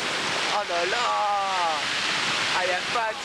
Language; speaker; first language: French; native; French